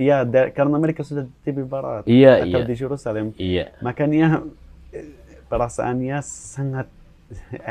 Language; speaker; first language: Indonesian; non-native, fluent; Arabic